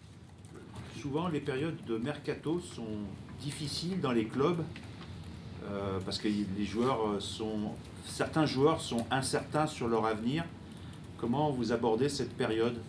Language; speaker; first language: French; native; French